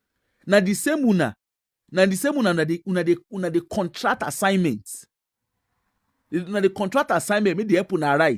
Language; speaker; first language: Nigerian Pidgin; non-native, local second language; Yoruba